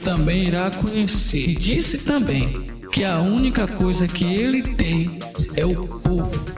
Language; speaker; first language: Portuguese; native; Portuguese